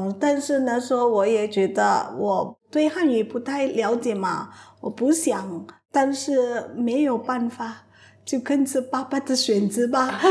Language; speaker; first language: Chinese; non-native, fluent; Indonesian